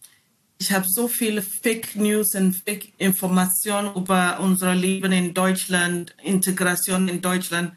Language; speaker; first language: German; non-native, learner; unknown